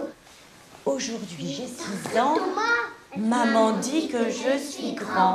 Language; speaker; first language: French; native; French